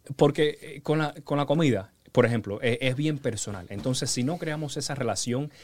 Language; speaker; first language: Spanish; early bilingual, heritage; Spanish